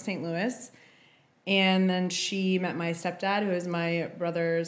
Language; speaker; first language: English; native; English